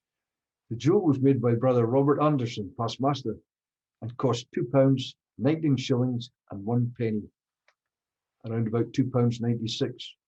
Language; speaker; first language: English; native; English